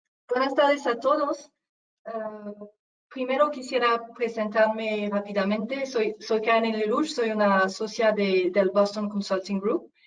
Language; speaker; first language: Spanish; non-native, fluent; French